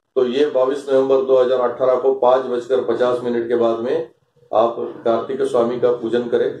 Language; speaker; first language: Hindi; non-native, local second language; Marathi